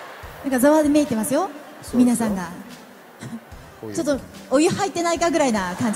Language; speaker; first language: Japanese; native; Japanese